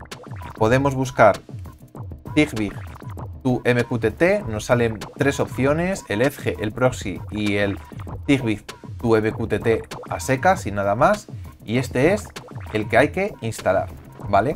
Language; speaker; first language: Spanish; native; Spanish